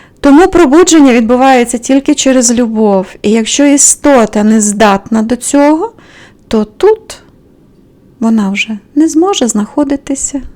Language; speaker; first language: Ukrainian; native; Ukrainian